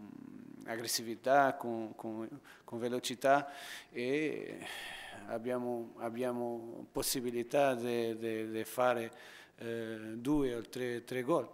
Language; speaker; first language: Italian; non-native, fluent; Portuguese